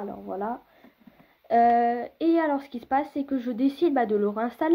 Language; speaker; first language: French; native; French